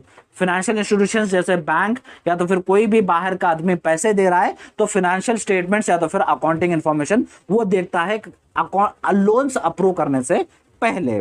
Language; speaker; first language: Hindi; native; Hindi